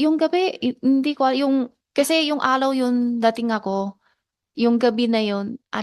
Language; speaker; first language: Filipino; non-native, learner; Chinese